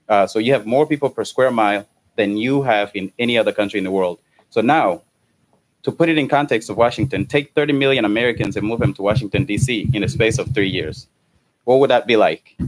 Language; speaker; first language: English; non-native, local second language; Kinyarwanda